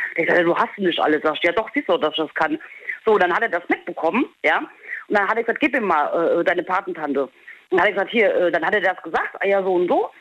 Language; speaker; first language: German; native; German